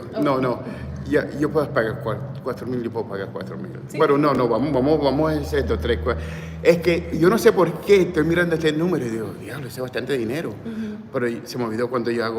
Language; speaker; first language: Spanish; early bilingual, heritage; English